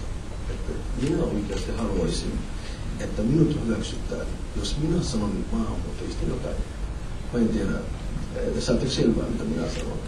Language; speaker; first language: Finnish; non-native, fluent; Somali